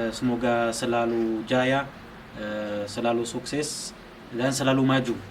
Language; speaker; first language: Indonesian; non-native, fluent; Arabic